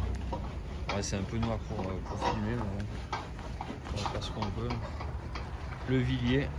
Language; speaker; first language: French; native; French